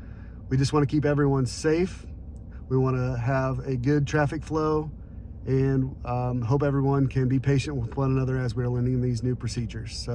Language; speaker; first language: English; native; English